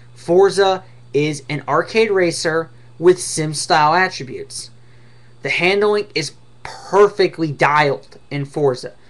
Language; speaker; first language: English; native; English